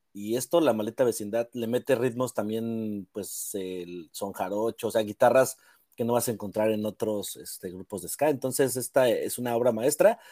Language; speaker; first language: Spanish; native; Spanish